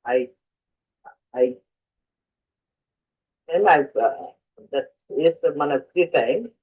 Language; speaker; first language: English; non-native, learner; Bangla